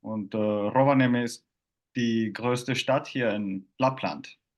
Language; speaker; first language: German; non-native, fluent; Finnish